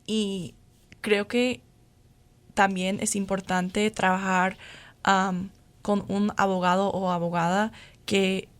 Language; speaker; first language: Spanish; non-native, fluent; English